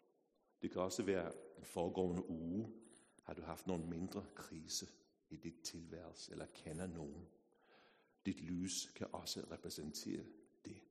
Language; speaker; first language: Danish; non-native, fluent; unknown